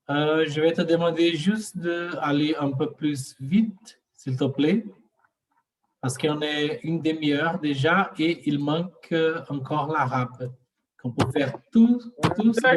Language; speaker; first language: French; non-native, learner; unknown